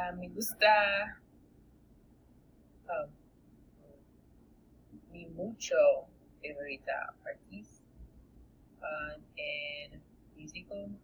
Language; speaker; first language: Spanish; non-native, learner; English